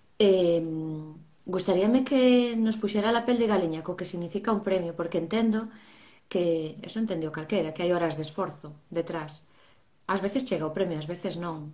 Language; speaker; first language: Galician; native; Galician